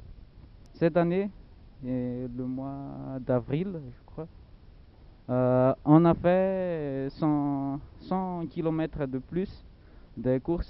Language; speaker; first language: French; non-native, local second language; Malagasy